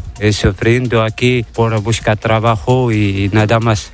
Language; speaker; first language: Spanish; non-native, learner; Arabic